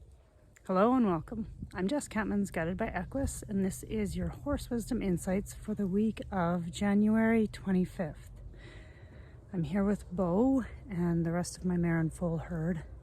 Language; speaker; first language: English; native; English